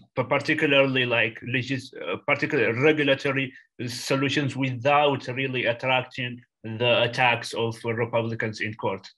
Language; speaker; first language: English; non-native, fluent; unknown